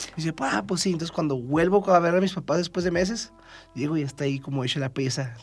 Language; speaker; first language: Spanish; native; Spanish